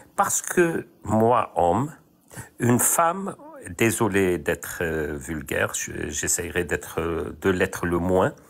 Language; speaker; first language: French; non-native, local second language; Arabic